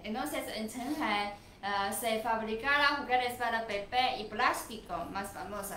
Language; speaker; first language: Spanish; non-native, learner; Chinese